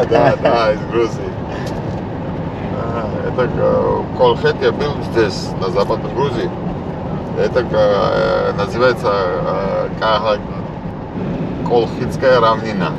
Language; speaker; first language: Russian; non-native, local second language; Georgian